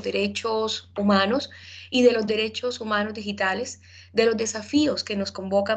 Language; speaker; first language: Spanish; native; Spanish